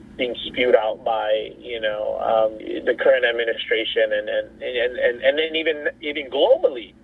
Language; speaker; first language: English; native; English